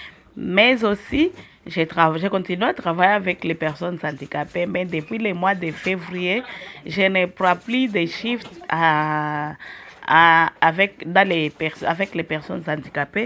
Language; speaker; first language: French; non-native, local second language; Swahili